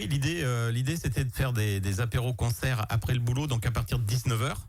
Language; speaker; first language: French; native; French